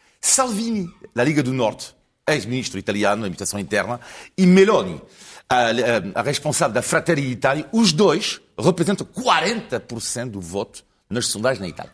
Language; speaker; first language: Portuguese; non-native, fluent; French